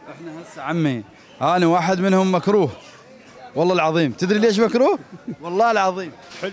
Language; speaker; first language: Arabic; native; Arabic